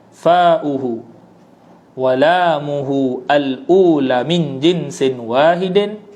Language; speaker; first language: Arabic; non-native, fluent; Malay